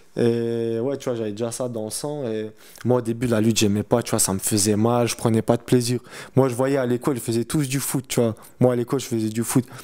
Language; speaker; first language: French; early bilingual, other home language; Chechen